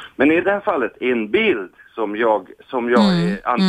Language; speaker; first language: Swedish; non-native, fluent; Hungarian